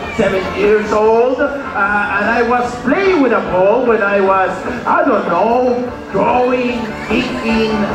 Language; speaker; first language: English; non-native, fluent; Spanish